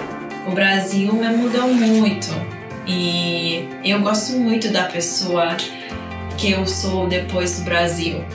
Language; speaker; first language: Portuguese; non-native, fluent; Italian